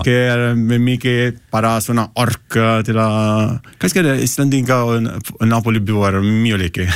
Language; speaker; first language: Icelandic; non-native, learner; Italian